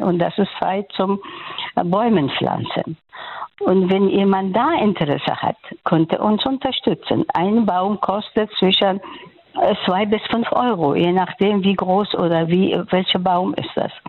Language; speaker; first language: German; non-native, fluent; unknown